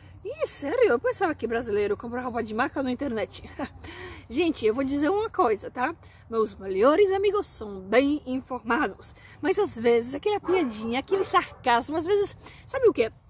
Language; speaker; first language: Portuguese; non-native, fluent; Polish